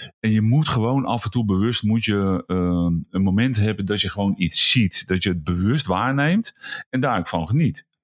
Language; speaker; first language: Dutch; native; Dutch